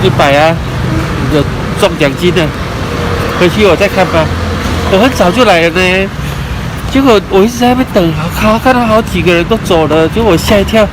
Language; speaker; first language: Chinese; native; Chinese